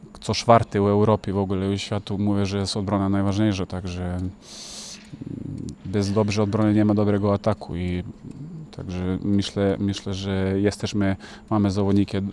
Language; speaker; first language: Polish; non-native, fluent; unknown